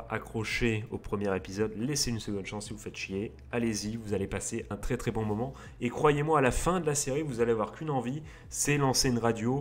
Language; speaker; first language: French; native; French